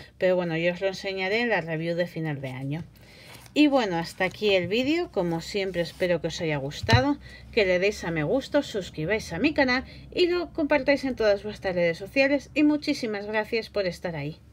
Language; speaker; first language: Spanish; native; Spanish